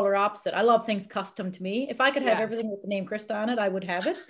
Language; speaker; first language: English; native; English